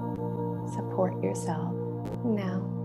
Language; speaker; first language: English; native; English